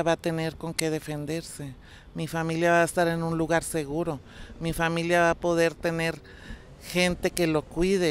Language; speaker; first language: Spanish; native; Spanish